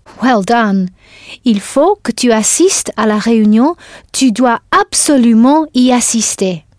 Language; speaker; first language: French; non-native, fluent; English